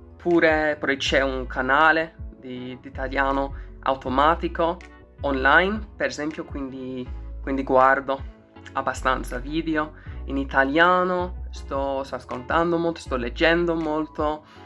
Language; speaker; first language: Italian; non-native, learner; English